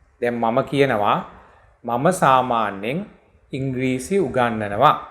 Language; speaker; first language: Sinhala; native; Sinhala